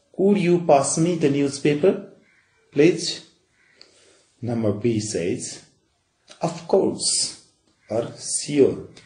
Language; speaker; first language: English; non-native, local second language; Nepali